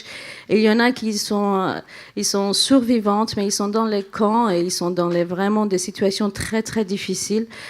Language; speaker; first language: French; non-native, fluent; Central Kurdish